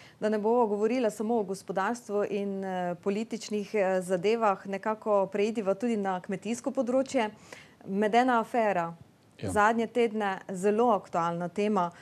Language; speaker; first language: Slovenian; native; Slovenian